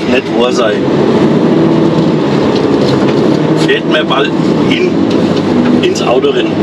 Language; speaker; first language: German; native; German